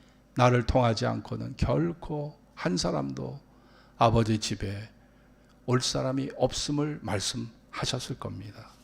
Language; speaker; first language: Korean; native; Korean